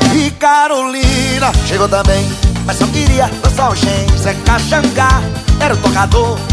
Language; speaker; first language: Portuguese; native; Portuguese